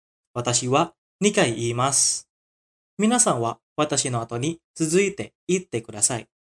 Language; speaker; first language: Japanese; non-native, fluent; Indonesian